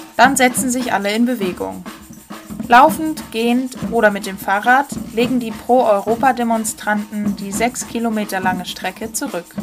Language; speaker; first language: German; native; German